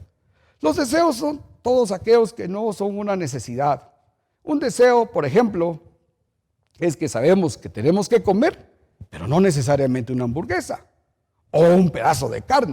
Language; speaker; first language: Spanish; native; Spanish